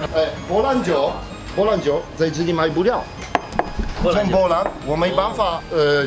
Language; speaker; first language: Chinese; non-native, fluent; Polish